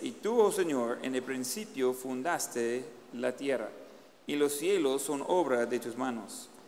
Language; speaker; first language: Spanish; native; Spanish